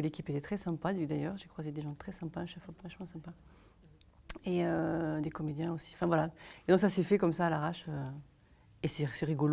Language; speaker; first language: French; native; French